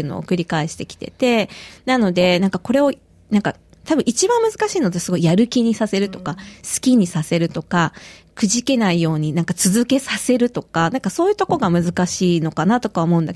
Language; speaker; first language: Japanese; native; Japanese